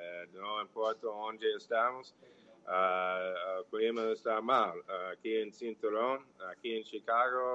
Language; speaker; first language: Portuguese; non-native, fluent; English